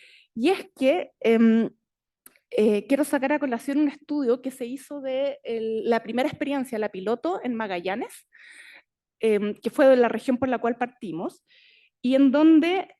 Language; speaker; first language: Spanish; native; Spanish